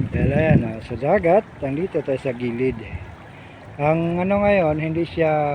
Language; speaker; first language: Filipino; non-native, local second language; Cebuano